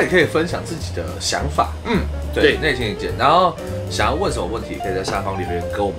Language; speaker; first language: Chinese; native; Chinese